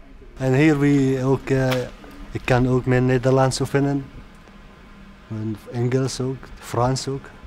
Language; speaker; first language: Dutch; non-native, learner; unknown